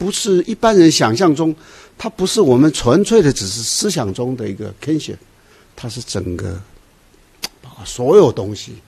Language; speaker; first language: Chinese; native; Chinese